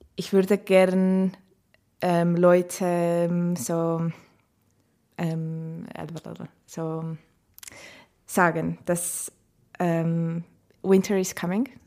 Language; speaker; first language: German; non-native, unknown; Estonian